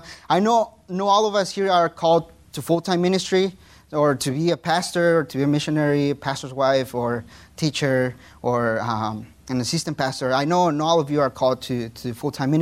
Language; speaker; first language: English; non-native, fluent; Spanish